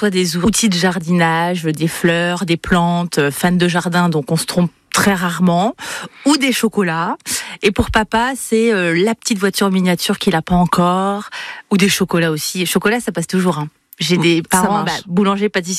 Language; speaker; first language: French; native; French